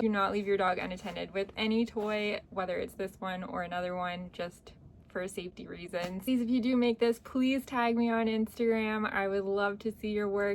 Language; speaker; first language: English; native; English